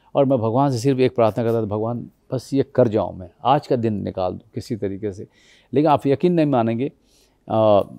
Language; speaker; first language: Hindi; native; Hindi